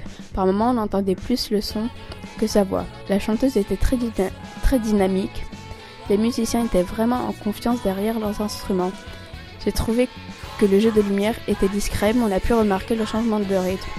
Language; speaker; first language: French; native; French